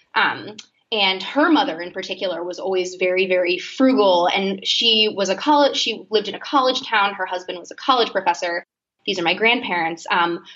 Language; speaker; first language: English; native; English